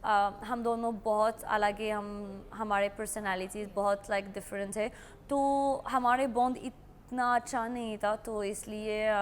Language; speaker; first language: Hindi; non-native, learner; Arabic